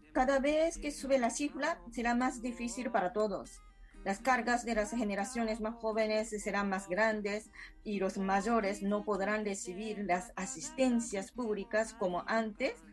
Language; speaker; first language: Spanish; non-native, fluent; Japanese